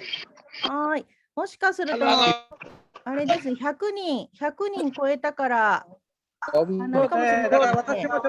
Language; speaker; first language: Japanese; non-native, fluent; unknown